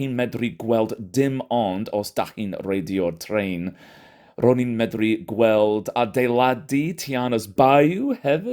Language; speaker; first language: Welsh; non-native, fluent; English